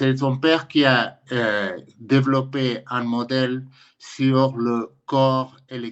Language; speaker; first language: French; non-native, fluent; Spanish